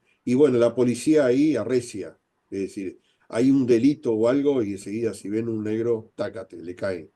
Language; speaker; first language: Spanish; native; Spanish